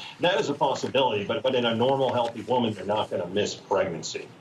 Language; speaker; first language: English; native; English